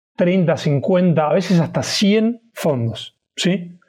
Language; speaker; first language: Spanish; native; Spanish